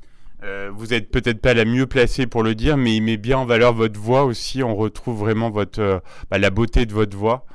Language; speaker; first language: French; native; French